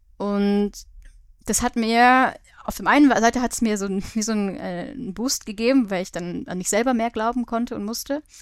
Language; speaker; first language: German; native; German